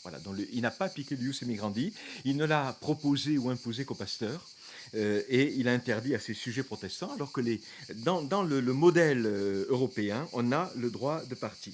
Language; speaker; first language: French; native; French